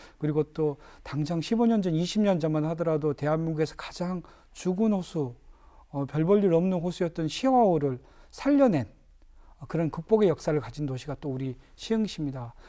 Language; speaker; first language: Korean; native; Korean